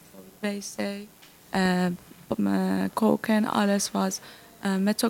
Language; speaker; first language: Dutch; non-native, learner; Persian